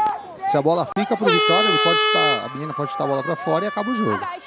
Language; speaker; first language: Portuguese; native; Portuguese